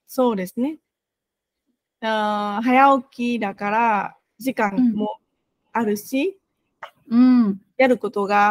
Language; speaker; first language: Japanese; non-native, fluent; Vietnamese